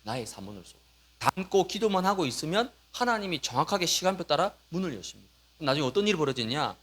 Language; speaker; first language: Korean; native; Korean